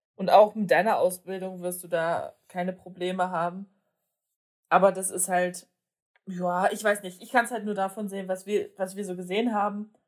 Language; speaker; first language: German; early bilingual, other home language; Polish